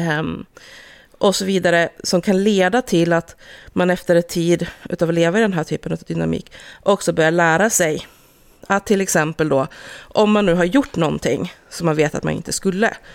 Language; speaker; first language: Swedish; native; Swedish